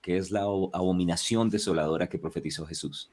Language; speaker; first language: Spanish; native; Spanish